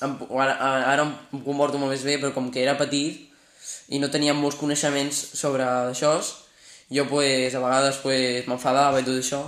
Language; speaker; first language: Catalan; non-native, local second language; Spanish